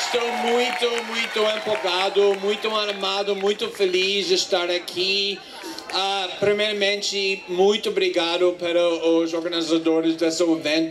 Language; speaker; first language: Portuguese; non-native, fluent; English